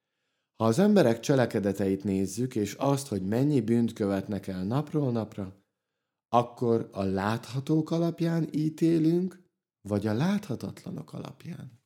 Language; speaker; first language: Hungarian; native; Hungarian